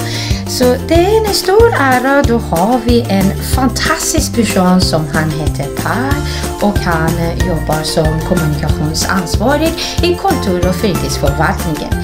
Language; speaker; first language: Swedish; non-native, fluent; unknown